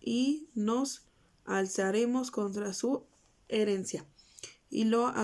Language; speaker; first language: Spanish; native; Spanish